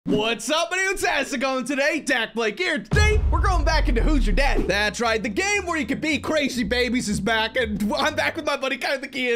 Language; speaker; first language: English; native; English